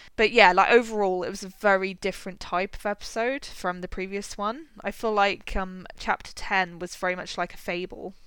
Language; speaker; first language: English; native; English